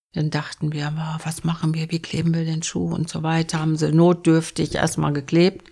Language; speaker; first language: German; native; German